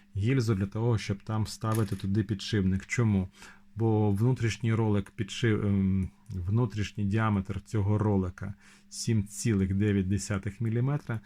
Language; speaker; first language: Ukrainian; non-native, local second language; Russian